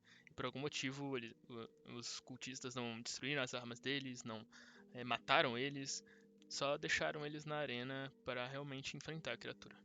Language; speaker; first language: Portuguese; native; Portuguese